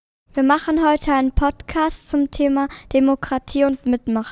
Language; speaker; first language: German; early bilingual, other home language; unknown